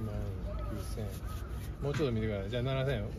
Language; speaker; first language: Japanese; native; Japanese